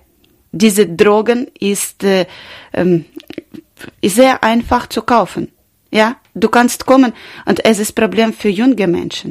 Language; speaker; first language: German; non-native, learner; Ukrainian